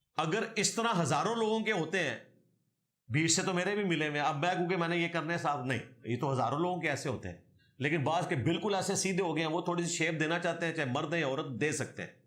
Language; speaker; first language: Urdu; non-native, local second language; Punjabi